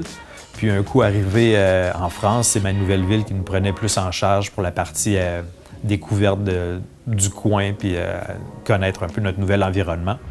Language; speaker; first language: French; native; French